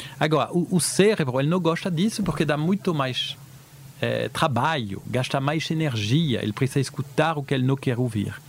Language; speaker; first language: Portuguese; early bilingual, heritage; Portuguese